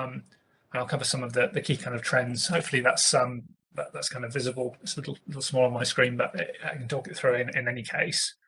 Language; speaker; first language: English; native; English